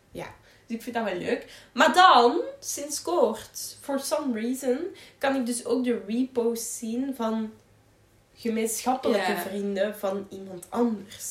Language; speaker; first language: Dutch; native; Dutch